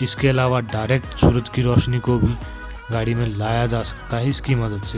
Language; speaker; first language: Hindi; native; Hindi